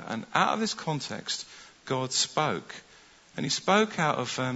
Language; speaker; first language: English; native; English